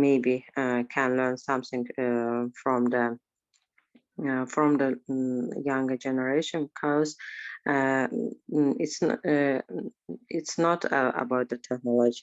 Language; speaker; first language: English; non-native, learner; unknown